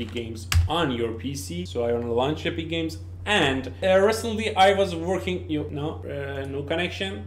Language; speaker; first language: English; non-native, learner; Persian